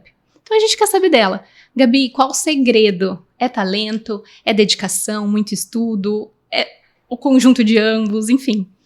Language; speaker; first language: Portuguese; native; Portuguese